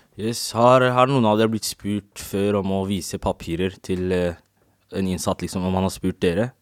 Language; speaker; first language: Norwegian; native; Norwegian